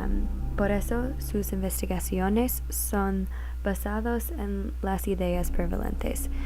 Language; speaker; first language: Spanish; non-native, learner; English